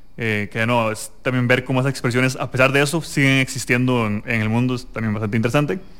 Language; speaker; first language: Spanish; native; Spanish